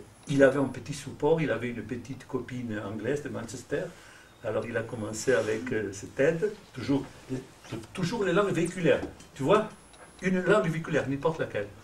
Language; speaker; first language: French; non-native, fluent; Spanish